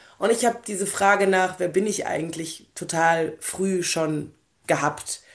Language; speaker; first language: German; early bilingual, other home language; Polish